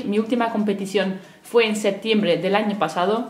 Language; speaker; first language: Spanish; native; Spanish